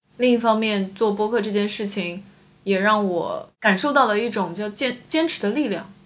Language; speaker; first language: Chinese; native; Chinese